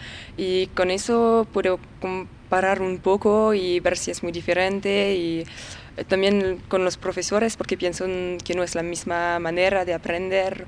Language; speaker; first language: Spanish; non-native, fluent; French